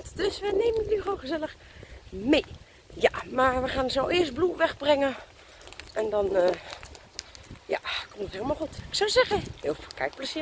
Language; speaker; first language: Dutch; native; Dutch